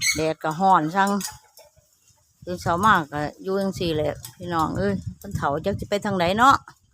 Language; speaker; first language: Thai; native; Thai